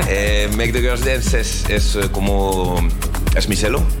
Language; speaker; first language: Spanish; non-native, learner; French